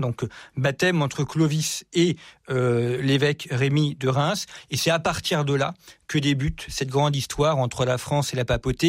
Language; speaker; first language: French; native; French